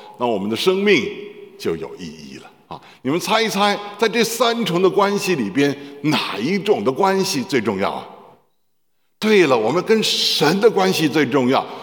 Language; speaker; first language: Chinese; native; Chinese